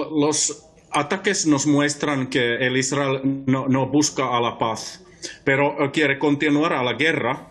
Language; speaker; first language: Spanish; non-native, fluent; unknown